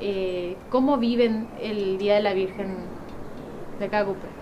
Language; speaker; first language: Spanish; native; Spanish